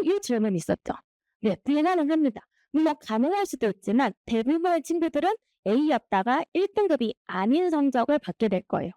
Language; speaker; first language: Korean; native; Korean